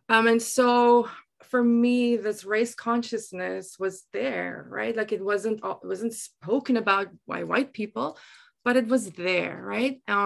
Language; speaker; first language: English; non-native, local second language; Afrikaans